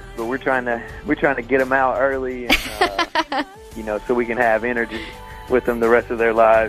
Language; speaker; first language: English; native; English